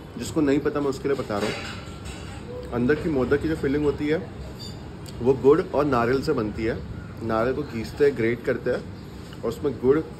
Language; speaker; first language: Hindi; native; Hindi